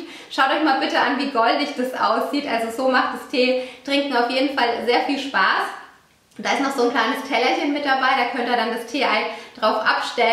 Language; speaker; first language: German; native; German